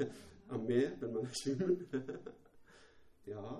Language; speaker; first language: German; non-native, learner; Persian